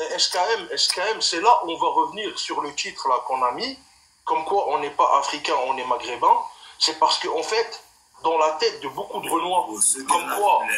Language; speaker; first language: French; early bilingual, other home language; Arabic